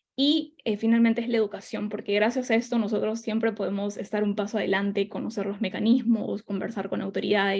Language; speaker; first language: Spanish; native; Spanish